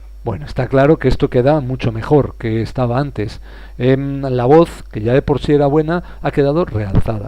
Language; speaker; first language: Spanish; native; Spanish